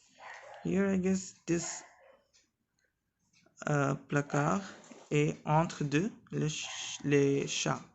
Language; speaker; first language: French; non-native, learner; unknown